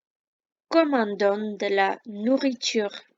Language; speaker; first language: French; non-native, fluent; Armenian